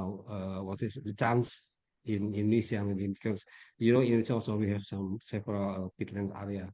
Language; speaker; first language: English; non-native, learner; Indonesian